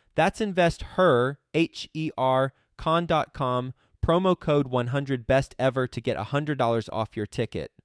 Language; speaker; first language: English; native; English